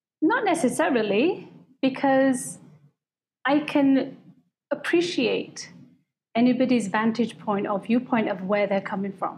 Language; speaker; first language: English; native; English